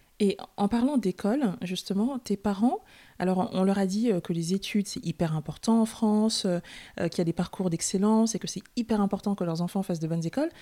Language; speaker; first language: French; native; French